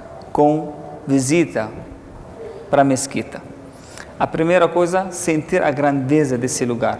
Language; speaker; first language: Portuguese; non-native, fluent; Arabic